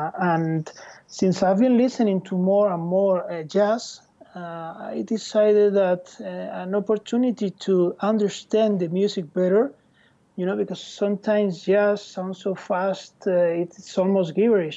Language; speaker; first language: English; non-native, fluent; Spanish